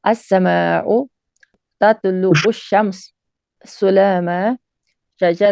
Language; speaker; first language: Arabic; non-native, learner; Urdu